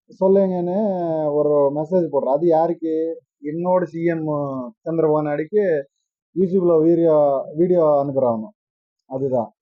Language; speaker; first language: Tamil; non-native, learner; Telugu